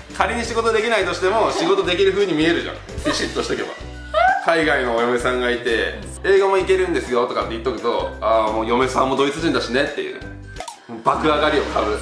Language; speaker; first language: Japanese; native; Japanese